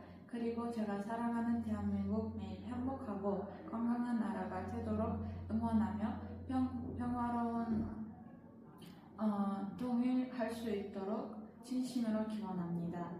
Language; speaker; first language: Korean; non-native, learner; Uzbek